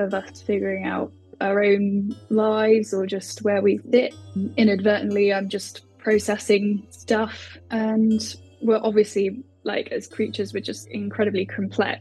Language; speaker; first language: English; native; English